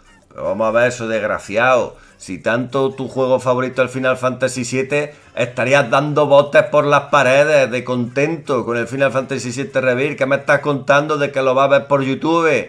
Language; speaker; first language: Spanish; native; Spanish